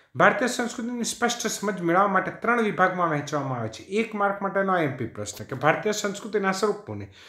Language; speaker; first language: Gujarati; native; Gujarati